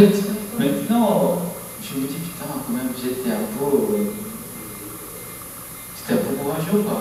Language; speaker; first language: French; non-native, fluent; Korean